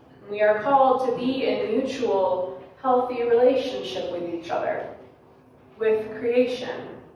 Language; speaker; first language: English; native; English